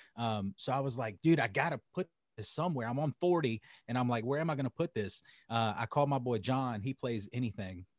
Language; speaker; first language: English; native; English